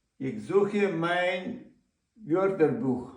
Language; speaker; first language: German; non-native, learner; Ukrainian